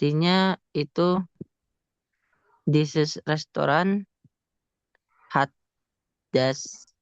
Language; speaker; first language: German; non-native, learner; Indonesian